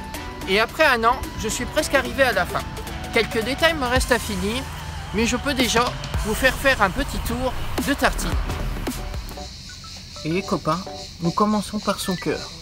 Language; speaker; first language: French; native; French